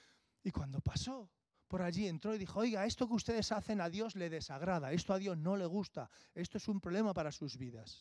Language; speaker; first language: Spanish; native; Spanish